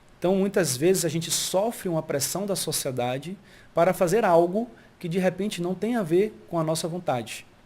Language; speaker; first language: Portuguese; early bilingual, heritage; Portuguese